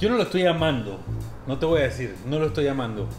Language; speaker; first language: Spanish; native; Spanish